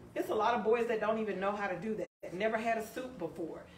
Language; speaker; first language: English; native; English